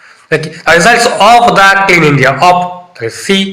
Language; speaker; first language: English; non-native, local second language; Bangla